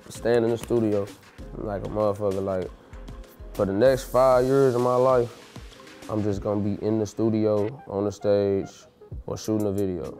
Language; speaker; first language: English; native; English